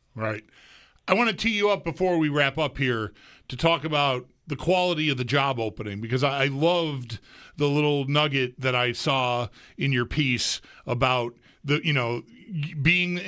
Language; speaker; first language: English; native; English